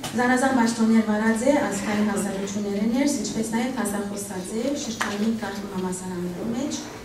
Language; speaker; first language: Armenian; early bilingual, heritage; Armenian